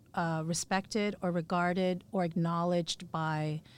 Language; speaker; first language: English; native; English